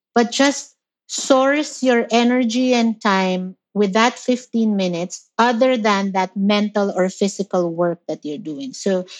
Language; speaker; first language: English; non-native, local second language; Filipino